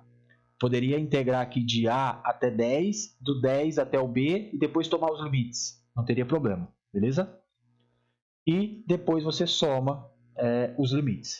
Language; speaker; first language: Portuguese; native; Portuguese